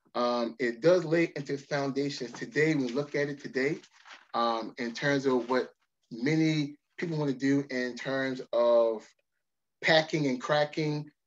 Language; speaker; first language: English; native; English